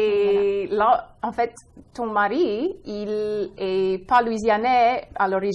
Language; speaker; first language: French; non-native, local second language; English